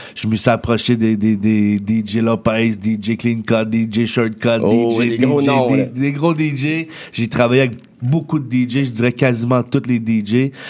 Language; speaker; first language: French; native; French